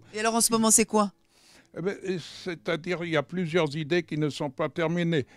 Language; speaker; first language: French; native; French